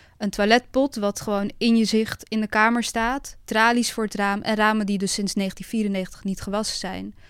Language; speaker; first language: Dutch; early bilingual, other home language; Bosnian